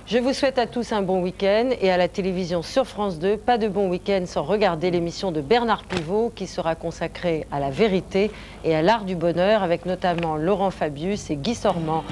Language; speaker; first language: French; native; French